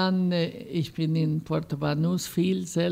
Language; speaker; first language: German; non-native, fluent; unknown